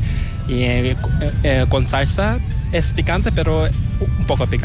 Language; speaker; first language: Spanish; non-native, fluent; Korean